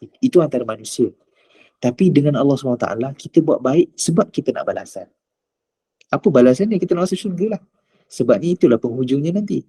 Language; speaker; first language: Malay; native; Malay